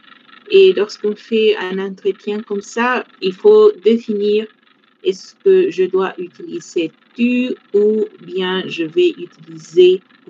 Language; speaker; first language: French; non-native, fluent; Spanish